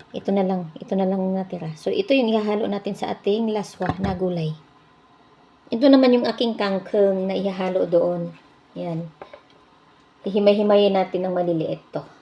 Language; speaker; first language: Filipino; non-native, local second language; Cebuano